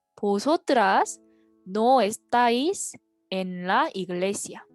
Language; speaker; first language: Spanish; non-native, fluent; Korean